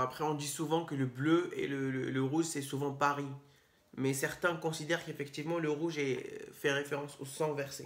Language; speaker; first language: French; native; French